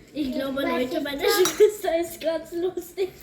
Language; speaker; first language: German; early bilingual, other home language; Serbian